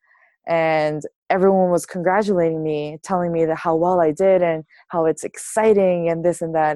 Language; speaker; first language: English; native; English